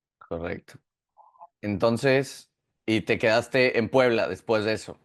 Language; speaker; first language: Spanish; native; Spanish